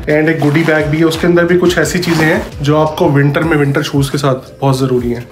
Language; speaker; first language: Hindi; native; Hindi